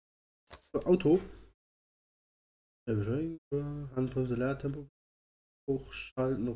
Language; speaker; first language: German; native; German